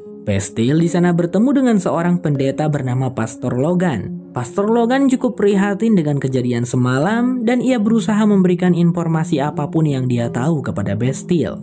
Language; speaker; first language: Indonesian; native; Indonesian